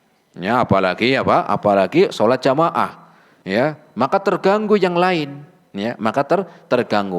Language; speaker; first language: Indonesian; native; Indonesian